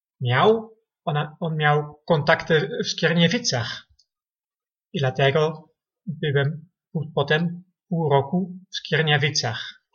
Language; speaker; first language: Polish; non-native, learner; Dutch